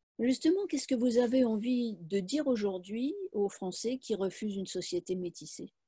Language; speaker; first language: French; native; French